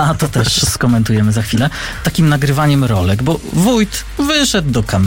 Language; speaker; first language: Polish; native; Polish